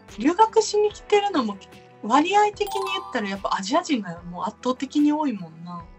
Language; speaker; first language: Japanese; native; Japanese